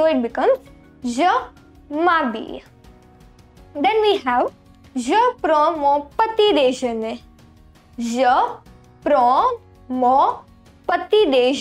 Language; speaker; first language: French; non-native, fluent; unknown